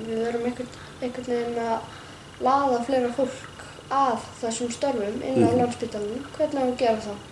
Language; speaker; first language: Icelandic; native; Icelandic